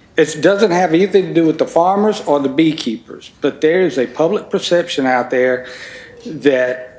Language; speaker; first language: English; native; English